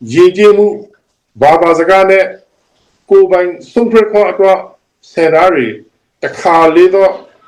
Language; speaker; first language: Burmese; native; Burmese